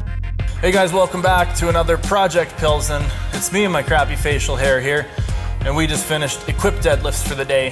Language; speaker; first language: English; native; English